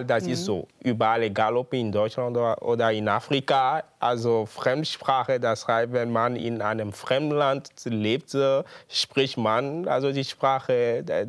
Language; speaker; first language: German; non-native, fluent; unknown